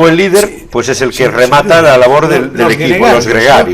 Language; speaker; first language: Spanish; native; Spanish